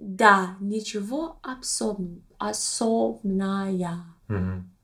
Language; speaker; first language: Russian; non-native, learner; English